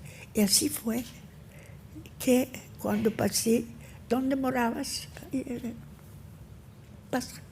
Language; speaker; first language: Spanish; early bilingual, heritage; Ladino